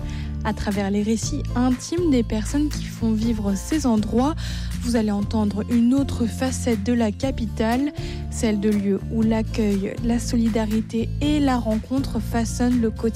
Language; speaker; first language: French; native; French